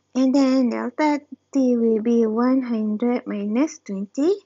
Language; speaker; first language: English; non-native, local second language; Malay